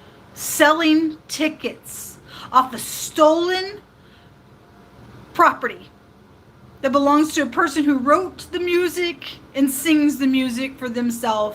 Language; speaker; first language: English; native; English